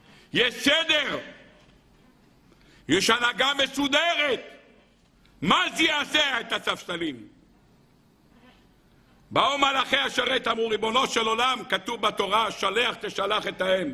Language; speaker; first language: Hebrew; native; Hebrew